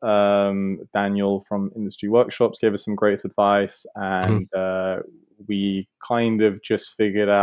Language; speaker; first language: English; native; English